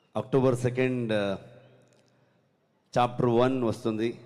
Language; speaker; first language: Telugu; non-native, learner; Kannada